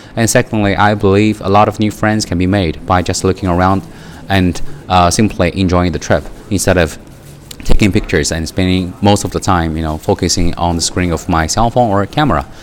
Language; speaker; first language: English; non-native, fluent; Chinese